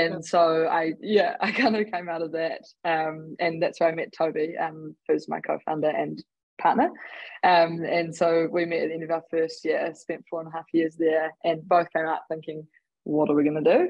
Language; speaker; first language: English; native; English